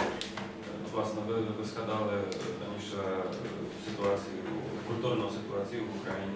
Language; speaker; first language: Ukrainian; non-native, fluent; Polish